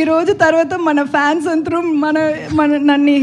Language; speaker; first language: Telugu; non-native, learner; Tamil